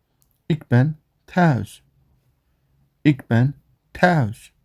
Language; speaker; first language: Dutch; non-native, learner; Turkish